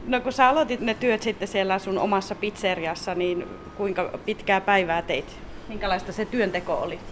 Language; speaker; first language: Finnish; native; Finnish